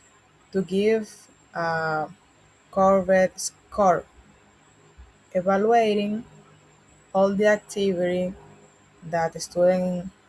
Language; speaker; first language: English; non-native, learner; Spanish